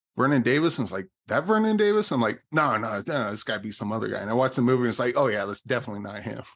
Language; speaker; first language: English; native; English